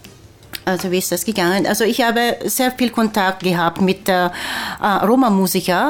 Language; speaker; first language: German; non-native, fluent; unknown